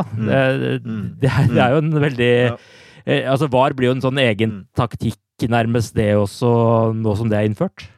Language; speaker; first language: Norwegian; native; Norwegian